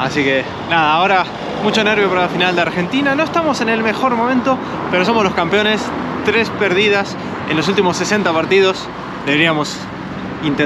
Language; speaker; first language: Spanish; native; Spanish